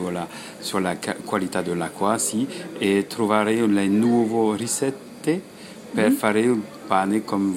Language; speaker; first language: Italian; non-native, learner; French